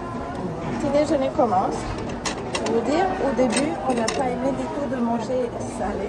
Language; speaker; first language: French; non-native, learner; Croatian